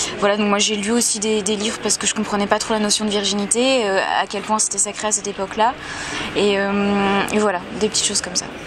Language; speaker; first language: French; native; French